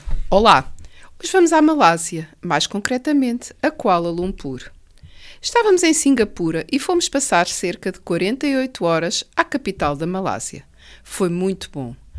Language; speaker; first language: Portuguese; native; Portuguese